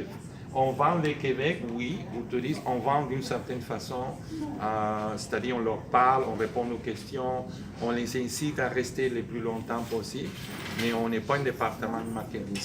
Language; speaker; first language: French; native; French